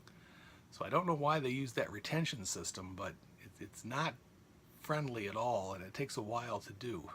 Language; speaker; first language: English; native; English